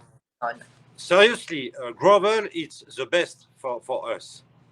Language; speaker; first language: English; non-native, learner; French